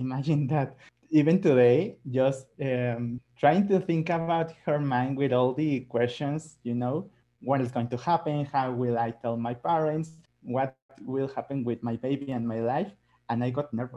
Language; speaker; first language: English; non-native, fluent; Spanish